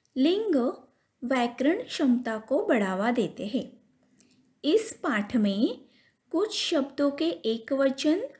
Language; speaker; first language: Hindi; non-native, local second language; Marathi